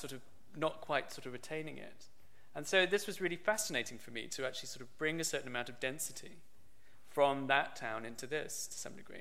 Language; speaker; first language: English; native; English